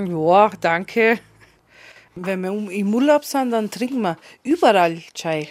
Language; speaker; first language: German; early bilingual, other home language; Turkish